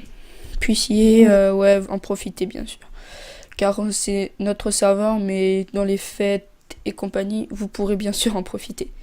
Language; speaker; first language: French; native; French